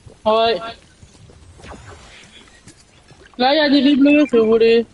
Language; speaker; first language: French; native; French